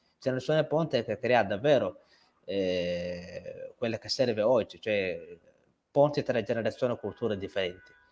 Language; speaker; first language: Italian; non-native, fluent; Somali